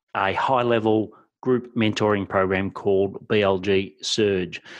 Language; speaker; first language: English; native; English